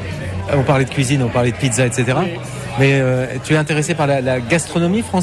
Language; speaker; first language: French; native; French